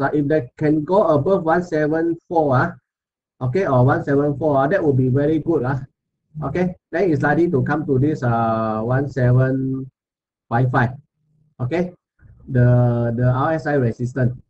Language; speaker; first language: English; non-native, local second language; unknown